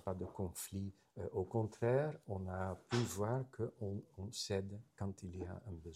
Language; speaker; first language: French; non-native, fluent; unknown